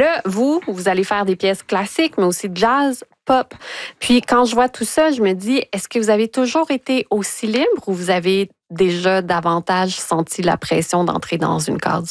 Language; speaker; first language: French; native; French